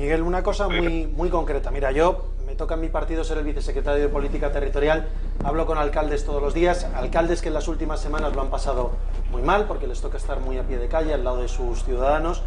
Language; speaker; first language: Spanish; native; Spanish